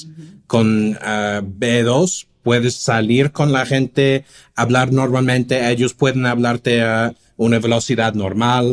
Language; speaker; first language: Spanish; non-native, fluent; English